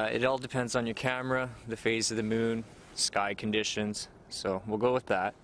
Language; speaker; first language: English; native; English